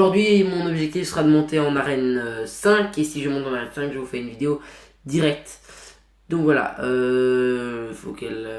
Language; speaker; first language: French; native; French